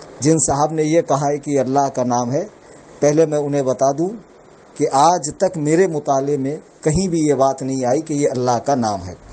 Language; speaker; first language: Urdu; native; Urdu